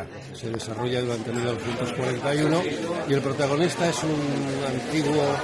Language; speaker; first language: Spanish; native; Spanish